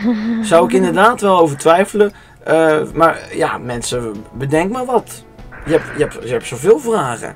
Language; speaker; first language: Dutch; native; Dutch